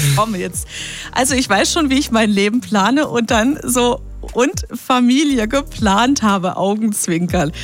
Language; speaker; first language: German; native; German